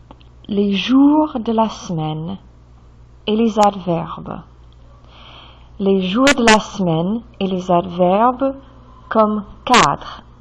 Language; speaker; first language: French; non-native, fluent; English